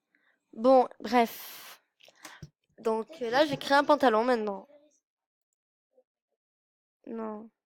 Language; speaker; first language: French; native; French